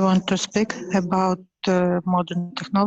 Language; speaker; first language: English; non-native, learner; Russian